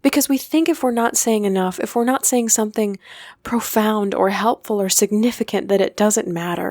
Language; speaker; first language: English; native; English